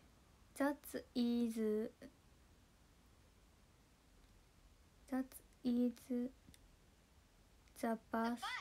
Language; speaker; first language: English; non-native, learner; Japanese